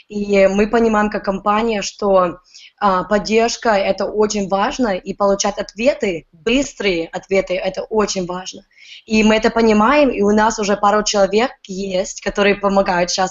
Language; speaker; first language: Russian; early bilingual, heritage; Russian